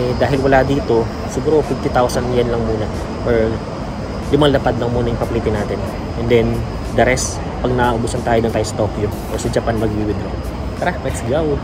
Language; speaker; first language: Filipino; native; Filipino